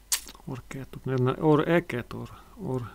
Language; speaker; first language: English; non-native, learner; Russian